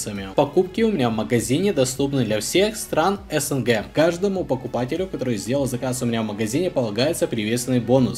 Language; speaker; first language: Russian; native; Russian